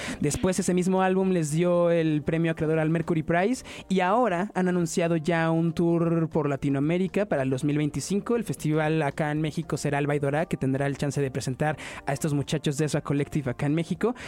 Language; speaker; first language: Spanish; native; Spanish